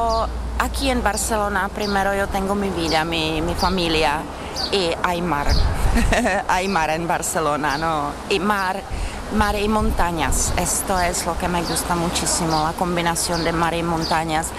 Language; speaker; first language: Spanish; non-native, learner; Czech